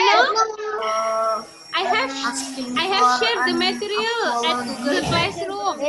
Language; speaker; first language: English; non-native, fluent; Indonesian